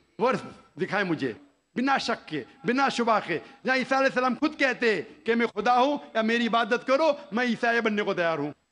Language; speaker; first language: Hindi; non-native, local second language; Konkani